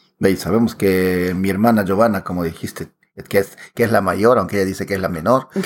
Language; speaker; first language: Spanish; native; Spanish